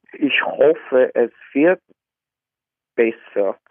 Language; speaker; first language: German; non-native, learner; Albanian